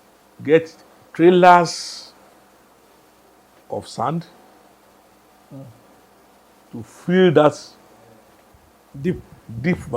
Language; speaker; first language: English; non-native, local second language; Yoruba